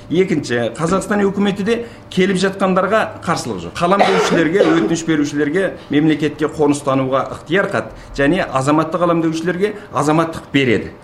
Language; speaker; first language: Kazakh; native; Kazakh